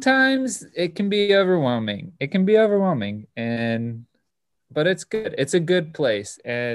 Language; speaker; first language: English; native; English